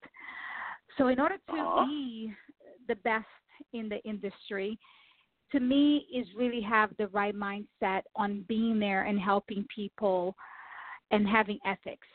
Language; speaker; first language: English; non-native, fluent; Portuguese